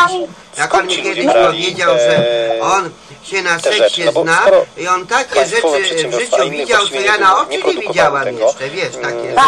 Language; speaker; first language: Polish; native; Polish